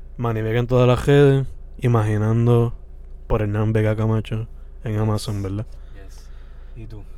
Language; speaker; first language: Spanish; native; Spanish